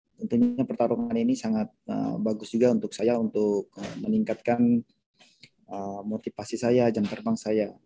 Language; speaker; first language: Indonesian; native; Indonesian